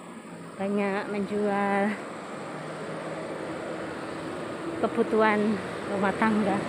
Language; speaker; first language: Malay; non-native, local second language; Javanese